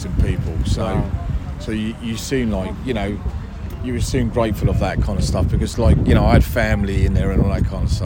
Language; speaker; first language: English; native; English